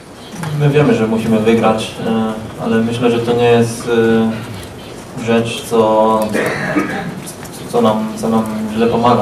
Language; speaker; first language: Polish; early bilingual, heritage; Polish